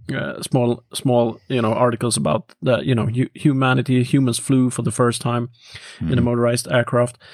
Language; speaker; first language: English; non-native, fluent; Swedish